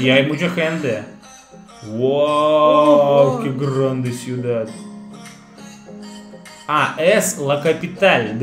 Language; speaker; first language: Spanish; non-native, learner; Russian